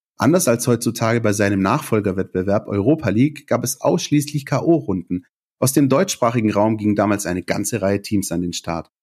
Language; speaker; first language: German; native; German